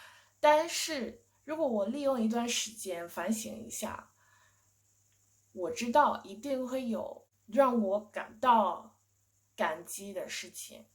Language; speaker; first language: Chinese; non-native, fluent; English